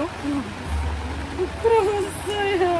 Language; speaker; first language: Korean; non-native, fluent; Turkish